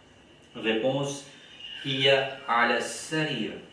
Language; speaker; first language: Arabic; non-native, learner; Haitian Creole